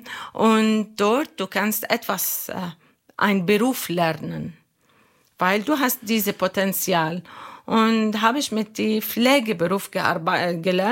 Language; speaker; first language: German; non-native, learner; Arabic